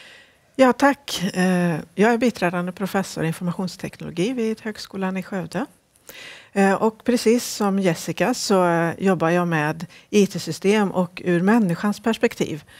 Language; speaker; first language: Swedish; native; Swedish